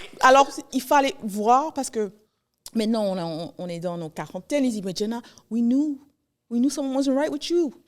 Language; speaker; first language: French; early bilingual, heritage; Haitian Creole